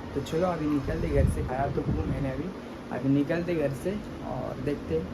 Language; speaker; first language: Hindi; non-native, local second language; Marathi